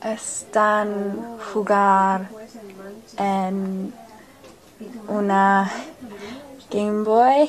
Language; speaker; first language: Spanish; non-native, learner; English